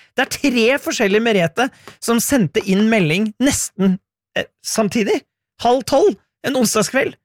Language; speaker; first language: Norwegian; native; Norwegian